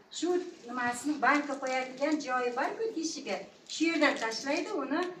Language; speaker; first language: Uzbek; non-native, local second language; Kazakh